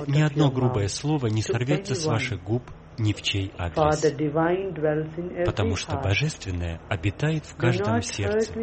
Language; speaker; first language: Russian; native; Russian